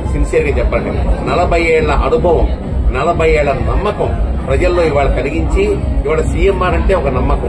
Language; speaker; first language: Telugu; native; Telugu